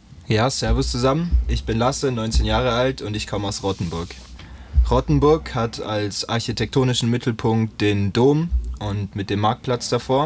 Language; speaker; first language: German; native; German